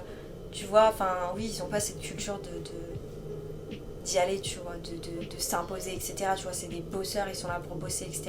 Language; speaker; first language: French; native; French